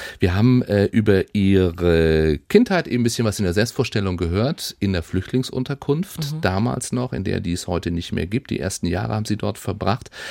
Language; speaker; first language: German; native; German